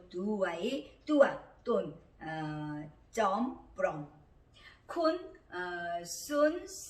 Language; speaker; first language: Thai; non-native, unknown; Korean